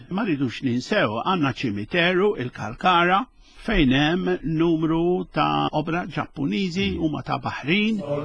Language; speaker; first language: Maltese; early bilingual, other home language; Spanish